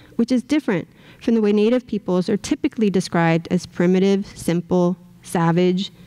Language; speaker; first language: English; native; English